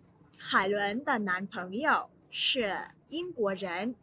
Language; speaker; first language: Chinese; non-native, fluent; Vietnamese